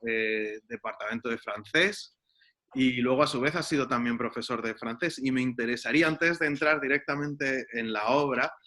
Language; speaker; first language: Spanish; native; Spanish